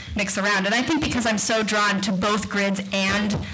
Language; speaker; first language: English; native; English